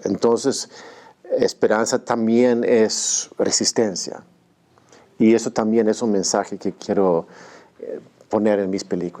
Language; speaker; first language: Spanish; non-native, fluent; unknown